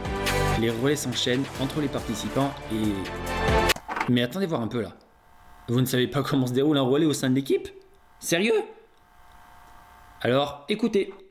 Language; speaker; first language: French; native; French